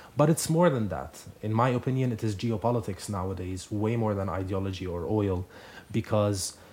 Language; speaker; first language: English; non-native, fluent; Arabic